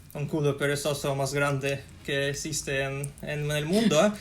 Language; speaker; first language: Spanish; non-native, fluent; Russian